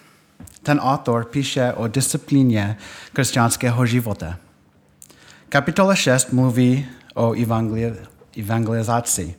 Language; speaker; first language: Czech; non-native, fluent; English